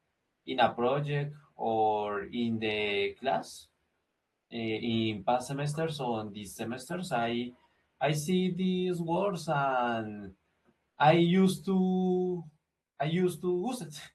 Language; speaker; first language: English; non-native, learner; Spanish